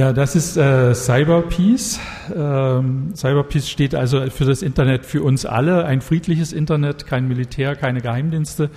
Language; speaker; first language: German; native; German